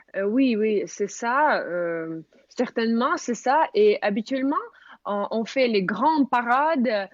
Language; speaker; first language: French; non-native, fluent; Russian